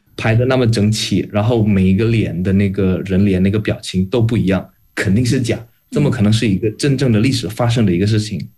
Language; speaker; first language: Chinese; non-native, fluent; Indonesian